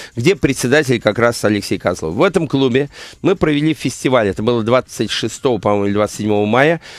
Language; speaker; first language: Russian; native; Russian